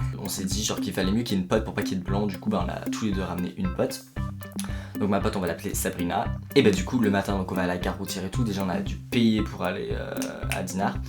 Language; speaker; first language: French; native; French